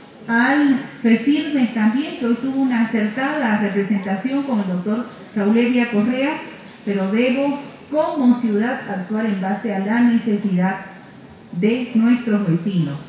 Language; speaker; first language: Spanish; native; Spanish